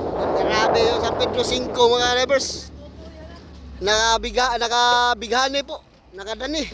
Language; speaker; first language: Filipino; non-native, local second language; Cebuano